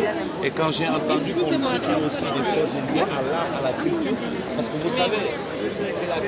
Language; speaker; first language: French; non-native, local second language; Wolof